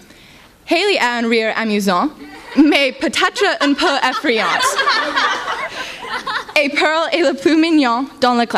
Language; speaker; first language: French; non-native, learner; English